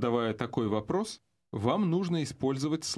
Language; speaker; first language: Russian; native; Russian